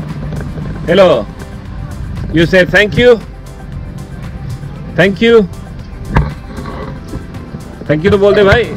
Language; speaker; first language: English; non-native, local second language; Hindi